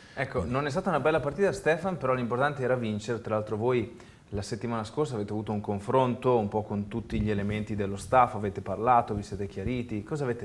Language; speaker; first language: Italian; native; Italian